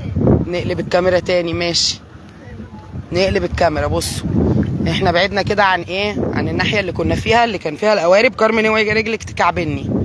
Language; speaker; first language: Arabic; native; Arabic